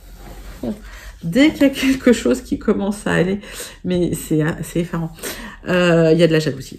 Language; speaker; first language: French; native; French